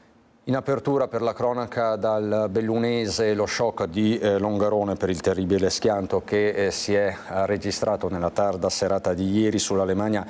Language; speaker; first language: Italian; native; Italian